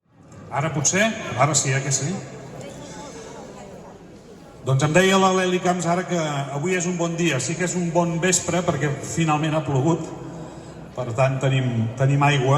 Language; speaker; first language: Catalan; native; Catalan